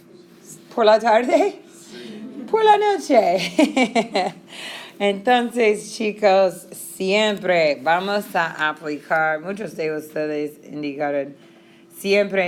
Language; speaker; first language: Spanish; non-native, fluent; English